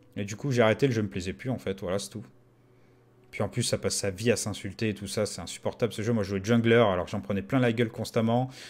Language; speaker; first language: French; native; French